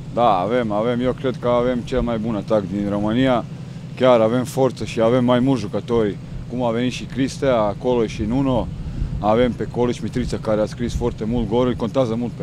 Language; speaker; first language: Romanian; non-native, learner; Croatian